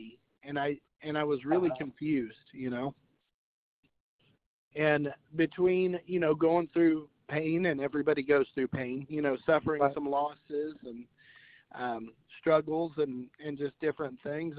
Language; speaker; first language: English; native; English